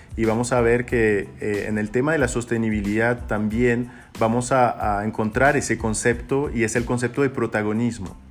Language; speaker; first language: Spanish; non-native, fluent; French